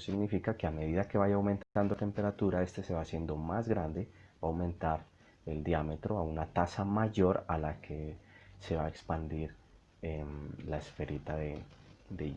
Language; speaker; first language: Spanish; native; Spanish